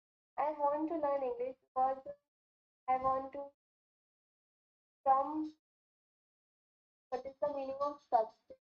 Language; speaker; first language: English; non-native, learner; Hindi